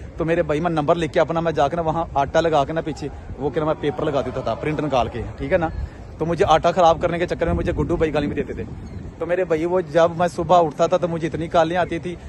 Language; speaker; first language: Urdu; non-native, local second language; Punjabi